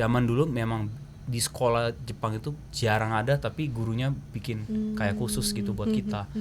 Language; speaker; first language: Indonesian; early bilingual, heritage; Japanese